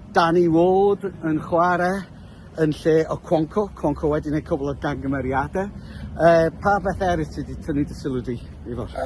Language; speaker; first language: Welsh; native; Welsh